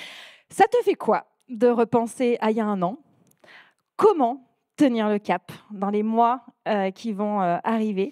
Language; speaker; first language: French; native; French